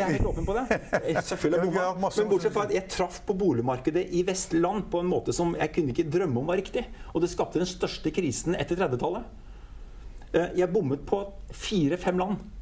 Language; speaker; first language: Norwegian; native; Norwegian